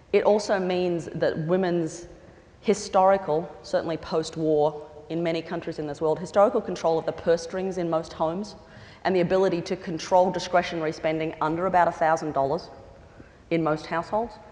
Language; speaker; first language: English; native; English